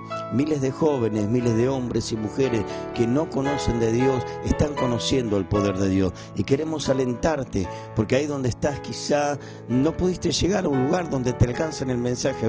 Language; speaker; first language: Spanish; native; Spanish